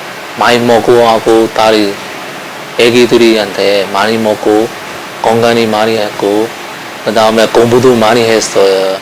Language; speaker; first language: Korean; non-native, learner; Burmese